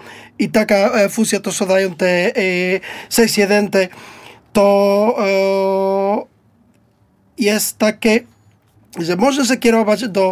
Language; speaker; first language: Polish; non-native, learner; Spanish